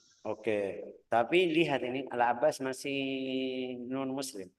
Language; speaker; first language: Indonesian; non-native, fluent; Arabic